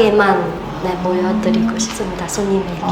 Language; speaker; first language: Korean; non-native, learner; Vietnamese